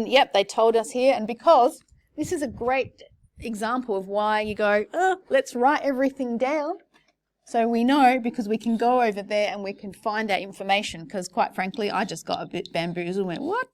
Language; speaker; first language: English; native; English